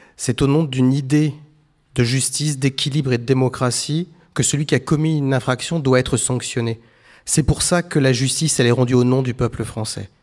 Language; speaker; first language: French; native; French